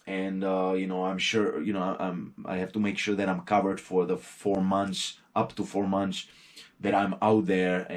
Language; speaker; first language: English; non-native, fluent; Czech